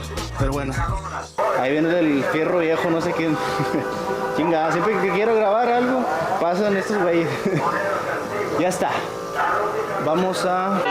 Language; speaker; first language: Spanish; native; Spanish